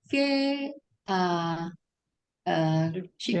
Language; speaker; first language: Korean; non-native, learner; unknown